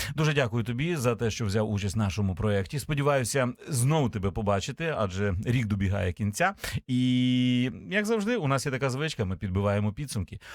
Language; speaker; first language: Ukrainian; native; Ukrainian